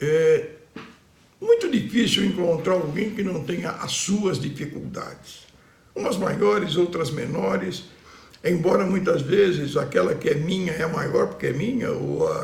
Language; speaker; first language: Portuguese; native; Portuguese